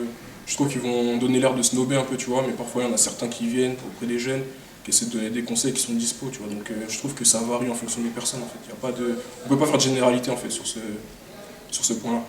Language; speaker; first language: French; native; French